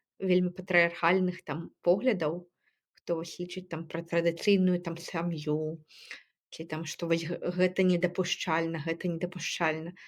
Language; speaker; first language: Belarusian; native; Belarusian